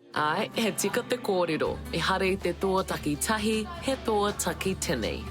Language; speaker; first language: Māori; non-native, local second language; English